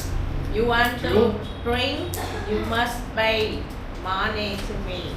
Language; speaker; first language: English; non-native, learner; Vietnamese